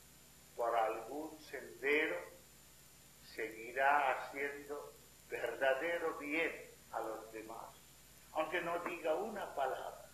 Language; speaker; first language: Spanish; non-native, fluent; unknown